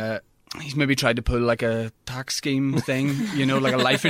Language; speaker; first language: English; native; English